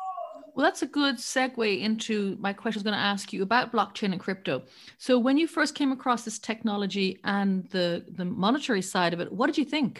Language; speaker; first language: English; native; English